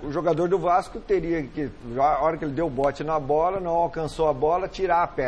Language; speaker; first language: Portuguese; native; Portuguese